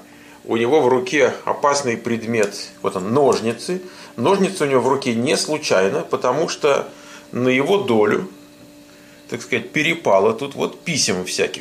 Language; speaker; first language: Russian; native; Russian